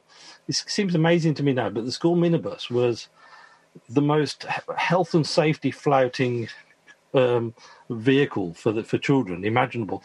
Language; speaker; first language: English; native; English